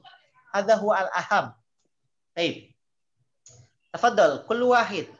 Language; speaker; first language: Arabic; non-native, fluent; Indonesian